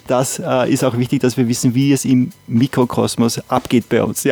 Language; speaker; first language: German; native; German